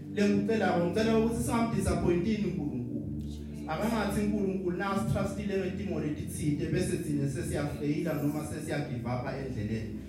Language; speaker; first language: Zulu; non-native, local second language; Swati